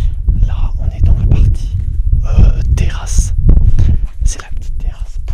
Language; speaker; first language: French; native; French